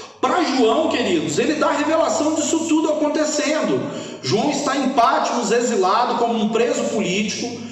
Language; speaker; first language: Portuguese; native; Portuguese